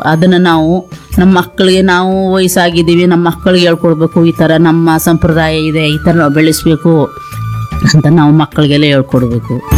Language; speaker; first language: Kannada; non-native, local second language; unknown